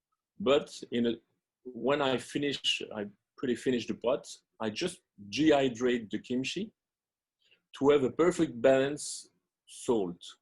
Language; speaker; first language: English; non-native, fluent; French